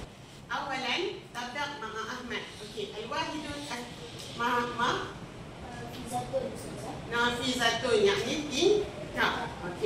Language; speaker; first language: Arabic; non-native, learner; Malay